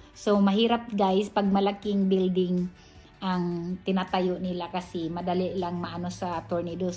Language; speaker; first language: Filipino; non-native, local second language; Cebuano